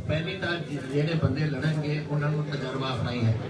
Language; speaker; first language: Hindi; non-native, local second language; Punjabi